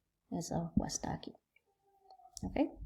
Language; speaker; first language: Spanish; non-native, learner; English